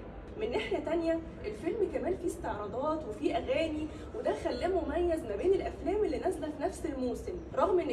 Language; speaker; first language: Arabic; native; Arabic